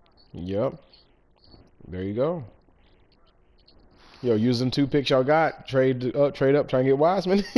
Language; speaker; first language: English; native; English